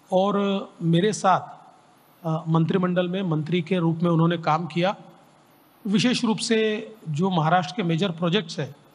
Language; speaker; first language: Hindi; non-native, local second language; Marathi